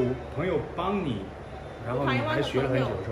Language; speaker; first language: Chinese; native; Chinese